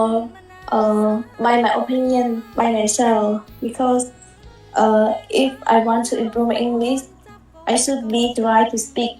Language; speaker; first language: English; non-native, learner; Khmer